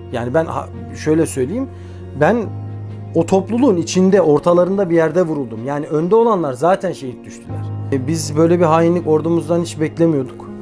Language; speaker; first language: Turkish; native; Turkish